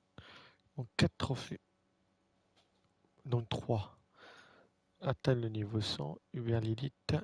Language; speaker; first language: French; native; French